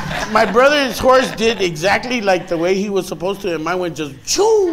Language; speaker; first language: English; early bilingual, other home language; Spanish